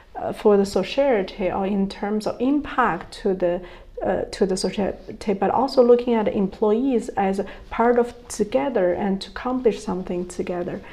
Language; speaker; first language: English; non-native, fluent; Chinese